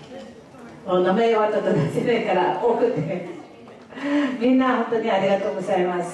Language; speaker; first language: Japanese; non-native, fluent; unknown